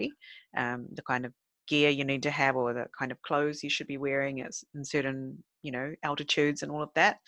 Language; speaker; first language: English; native; English